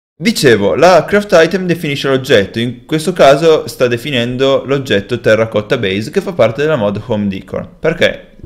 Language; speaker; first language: Italian; native; Italian